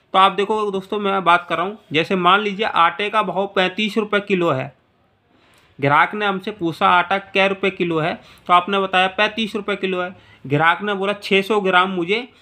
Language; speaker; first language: Hindi; native; Hindi